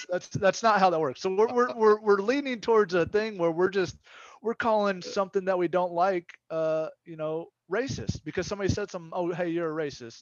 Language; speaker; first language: English; native; English